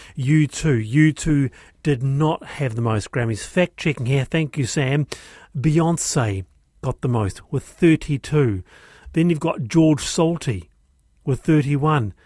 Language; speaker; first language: English; native; English